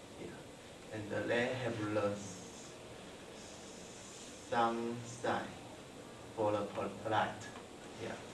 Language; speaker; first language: English; non-native, learner; Chinese